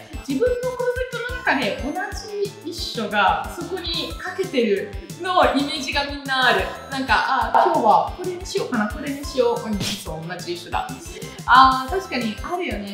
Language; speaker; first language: Japanese; non-native, fluent; Italian